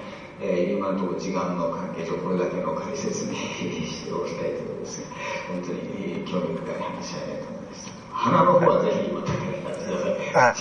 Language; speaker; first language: Japanese; native; Japanese